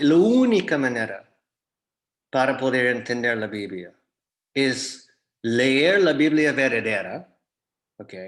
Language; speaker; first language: Spanish; non-native, fluent; English